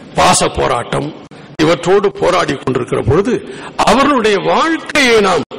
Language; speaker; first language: Tamil; native; Tamil